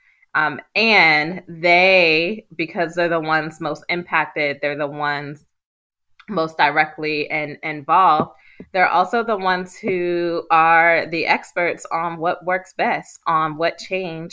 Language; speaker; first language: English; native; English